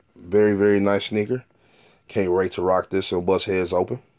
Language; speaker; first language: English; native; English